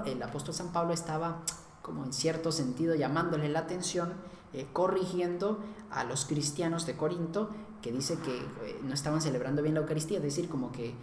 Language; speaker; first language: Spanish; native; Spanish